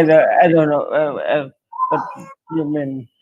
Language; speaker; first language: English; non-native, learner; Indonesian